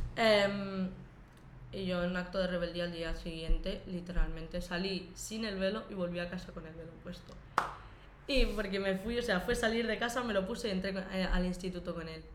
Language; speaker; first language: Spanish; early bilingual, other home language; Arabic